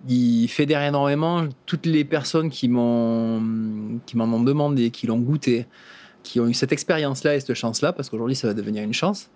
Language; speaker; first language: French; native; French